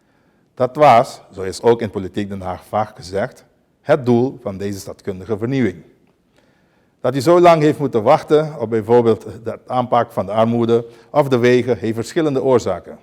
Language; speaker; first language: Dutch; non-native, local second language; Papiamento